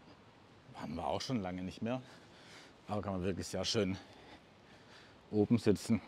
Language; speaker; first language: German; native; German